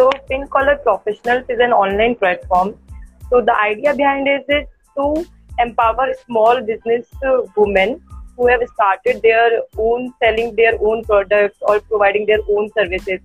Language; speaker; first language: English; non-native, local second language; Hindi